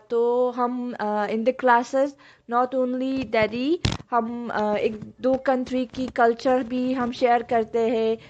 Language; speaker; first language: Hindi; non-native, fluent; Persian